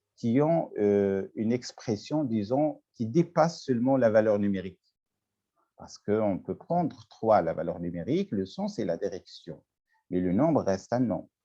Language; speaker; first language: French; non-native, local second language; Arabic